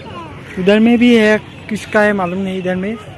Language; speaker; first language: Hindi; non-native, local second language; Assamese